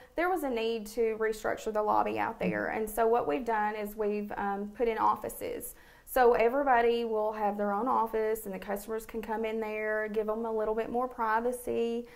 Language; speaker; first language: English; native; English